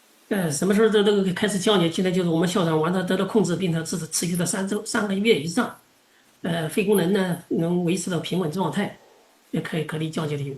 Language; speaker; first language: Chinese; non-native, local second language; Indonesian